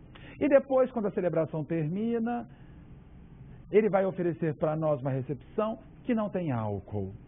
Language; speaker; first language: Portuguese; native; Portuguese